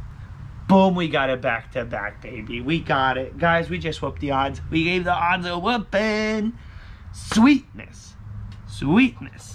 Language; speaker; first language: English; native; English